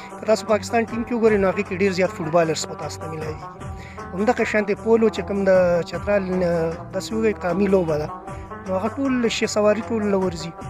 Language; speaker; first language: Pashto; non-native, local second language; Khowar